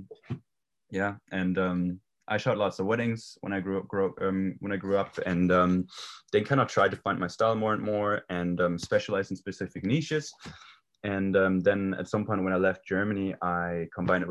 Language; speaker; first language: English; non-native, fluent; German